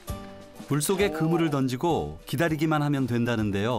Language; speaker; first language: Korean; native; Korean